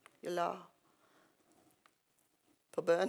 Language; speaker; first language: Swedish; non-native, fluent; Persian